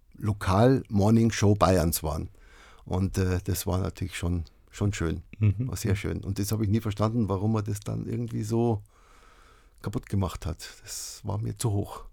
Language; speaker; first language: German; native; German